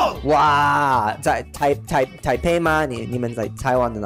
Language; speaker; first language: Chinese; non-native, learner; Spanish